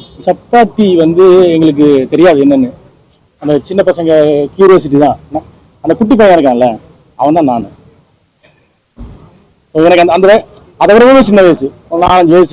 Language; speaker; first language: Tamil; native; Tamil